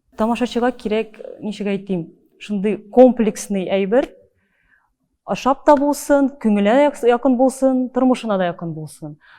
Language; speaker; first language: Tatar; early bilingual, heritage; Tatar